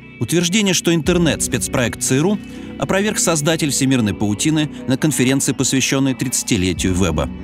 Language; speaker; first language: Russian; native; Russian